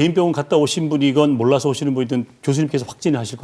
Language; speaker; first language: Korean; native; Korean